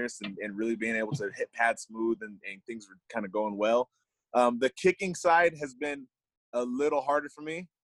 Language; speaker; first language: English; native; English